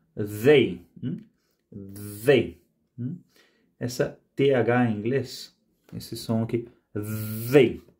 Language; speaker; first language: Portuguese; non-native, fluent; Spanish